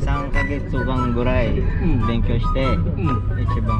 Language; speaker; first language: Japanese; non-native, learner; Filipino